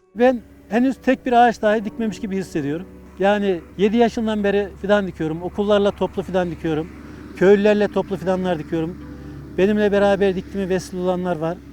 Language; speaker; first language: Turkish; native; Turkish